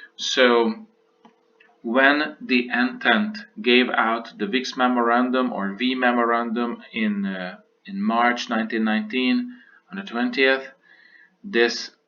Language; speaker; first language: English; non-native, fluent; Hungarian